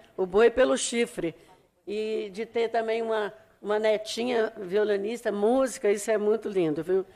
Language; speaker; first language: Portuguese; native; Portuguese